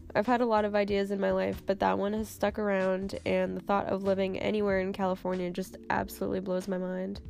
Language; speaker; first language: English; native; English